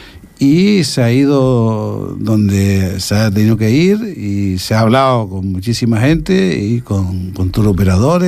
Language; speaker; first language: Spanish; native; Spanish